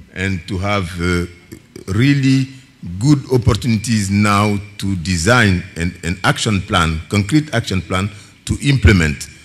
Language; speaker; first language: English; non-native, fluent; Bambara